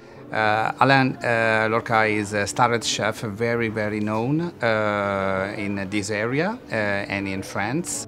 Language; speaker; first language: English; non-native, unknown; Italian